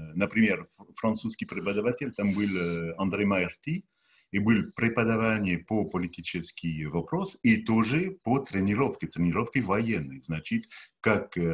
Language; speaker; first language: Russian; non-native, learner; French